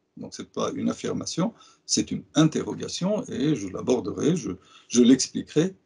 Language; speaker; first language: French; non-native, local second language; Arabic